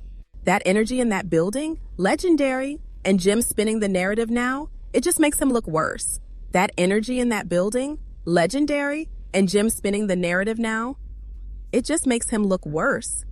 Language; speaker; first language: English; native; English